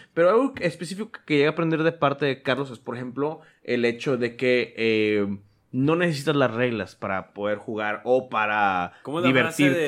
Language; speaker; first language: Spanish; native; Spanish